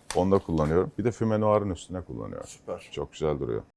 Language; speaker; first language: Turkish; native; Turkish